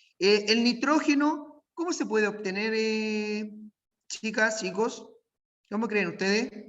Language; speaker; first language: Spanish; native; Spanish